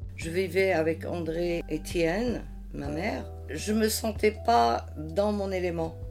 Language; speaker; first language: French; early bilingual, heritage; French